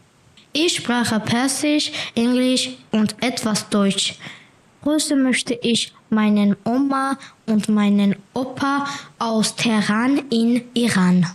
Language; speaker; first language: German; non-native, learner; Persian